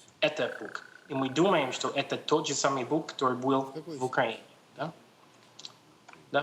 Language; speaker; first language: Russian; non-native, learner; English